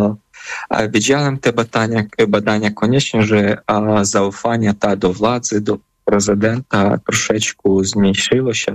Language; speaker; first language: Polish; non-native, fluent; Ukrainian